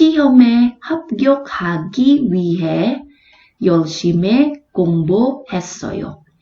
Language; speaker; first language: Korean; non-native, fluent; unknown